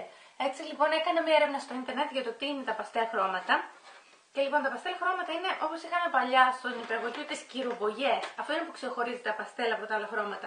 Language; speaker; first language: Greek; native; Greek